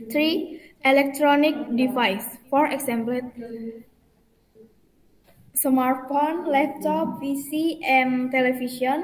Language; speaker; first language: English; non-native, learner; Indonesian